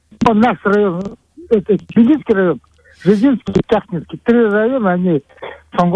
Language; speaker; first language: Russian; non-native, local second language; Buriat